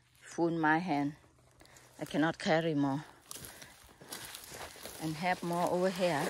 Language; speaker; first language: English; non-native, learner; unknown